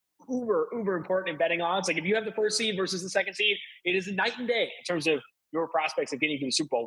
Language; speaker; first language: English; native; English